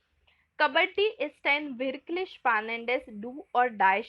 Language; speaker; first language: German; non-native, fluent; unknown